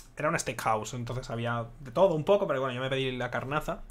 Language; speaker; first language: Spanish; native; Spanish